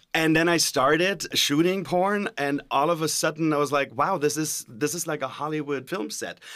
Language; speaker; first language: English; non-native, fluent; German